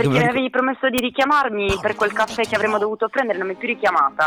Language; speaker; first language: Italian; native; Italian